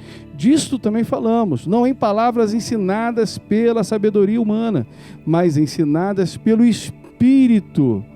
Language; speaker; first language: Portuguese; native; Portuguese